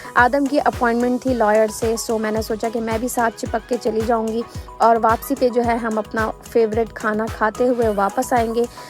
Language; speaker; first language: Urdu; native; Urdu